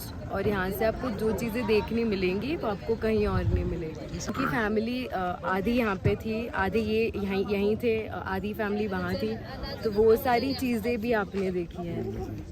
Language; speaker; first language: Hindi; native; Hindi